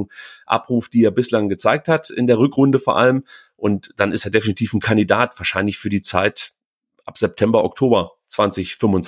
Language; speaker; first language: German; native; German